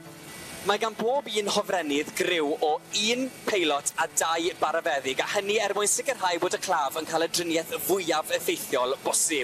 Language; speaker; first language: Welsh; native; Welsh